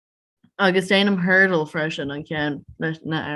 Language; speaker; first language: Irish; non-native, local second language; English